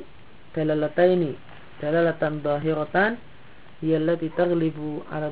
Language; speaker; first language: Arabic; non-native, fluent; Indonesian